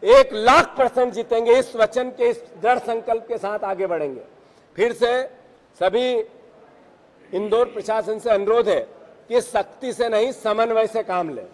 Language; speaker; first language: Hindi; native; Hindi